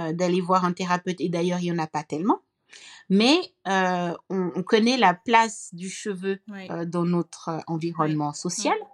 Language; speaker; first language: French; native; French